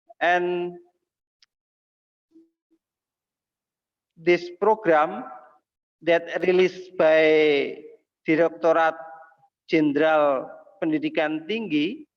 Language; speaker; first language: English; non-native, learner; Indonesian